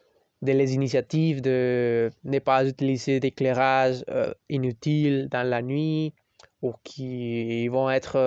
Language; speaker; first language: French; non-native, learner; Spanish